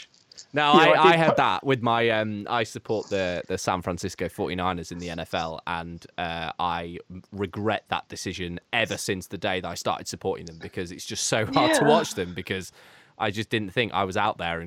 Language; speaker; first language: English; native; English